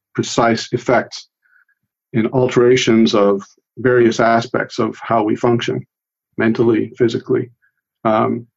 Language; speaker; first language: English; early bilingual, other home language; Italian